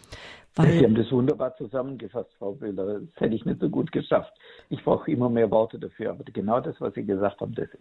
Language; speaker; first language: German; native; German